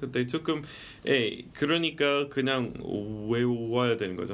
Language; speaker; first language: Korean; non-native, fluent; English